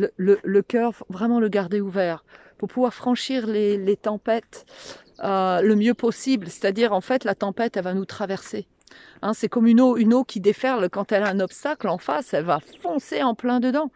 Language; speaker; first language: French; native; French